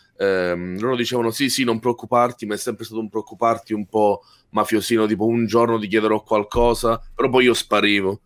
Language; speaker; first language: Italian; native; Italian